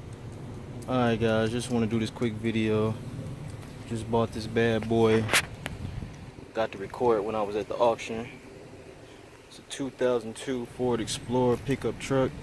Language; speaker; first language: English; native; English